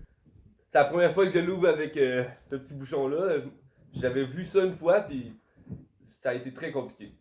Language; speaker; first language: French; native; French